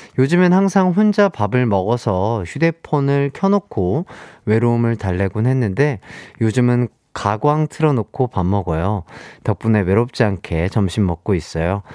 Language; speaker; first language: Korean; native; Korean